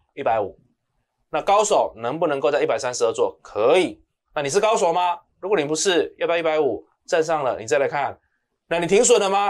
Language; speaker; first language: Chinese; native; Chinese